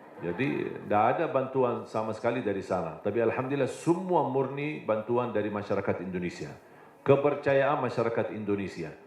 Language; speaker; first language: Indonesian; non-native, fluent; Arabic